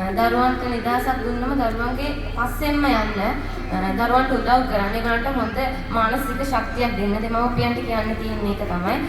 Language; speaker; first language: Sinhala; non-native, local second language; Tamil